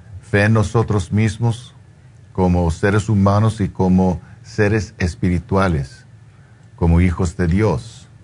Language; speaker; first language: Spanish; early bilingual, heritage; Spanish